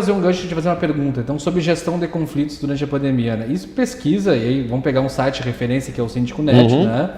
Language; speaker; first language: Portuguese; native; Portuguese